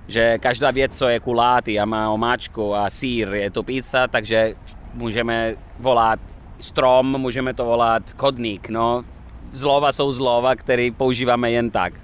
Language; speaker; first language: Czech; non-native, fluent; Italian